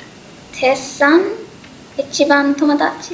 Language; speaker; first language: Japanese; non-native, learner; English